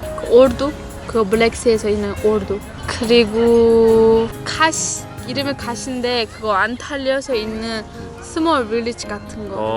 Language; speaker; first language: Korean; non-native, learner; Turkish